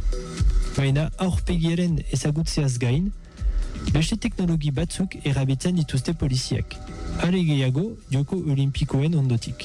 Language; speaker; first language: Basque; non-native, local second language; French